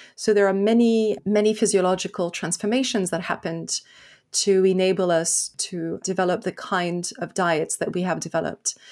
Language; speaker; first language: English; non-native, fluent; French